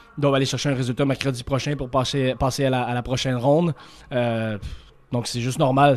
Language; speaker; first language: French; native; French